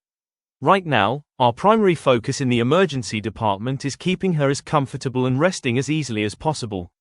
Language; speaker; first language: English; non-native, fluent; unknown